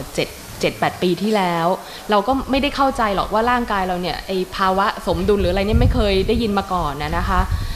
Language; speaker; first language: Thai; native; Thai